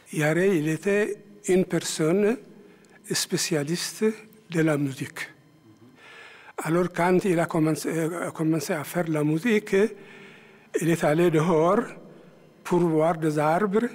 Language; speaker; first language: French; non-native, learner; Amharic